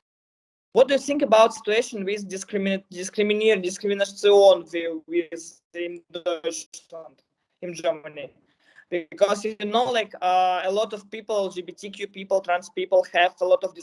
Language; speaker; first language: English; non-native, learner; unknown